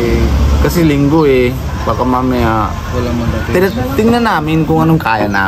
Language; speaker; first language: Filipino; non-native, learner; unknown